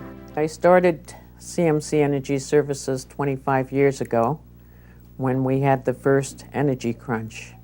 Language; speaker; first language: English; native; English